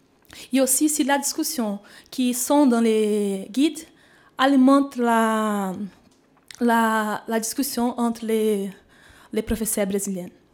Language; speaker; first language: French; non-native, fluent; Portuguese